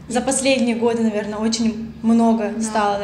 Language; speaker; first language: Russian; native; Russian